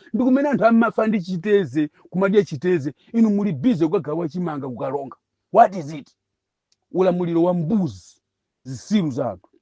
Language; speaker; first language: Nyanja; non-native, local second language; Tumbuka